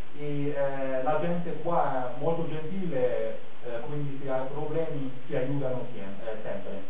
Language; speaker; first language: Italian; non-native, fluent; German